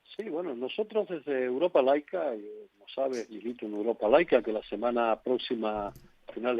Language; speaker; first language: Spanish; native; Spanish